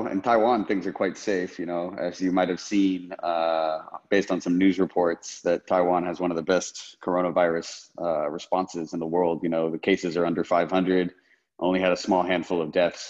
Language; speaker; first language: English; native; English